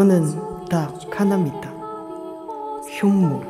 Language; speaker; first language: Korean; non-native, learner; Chinese